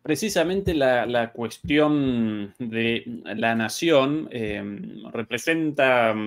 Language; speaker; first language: Spanish; native; Spanish